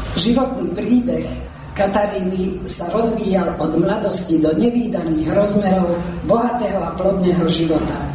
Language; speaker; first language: Slovak; early bilingual, heritage; Slovak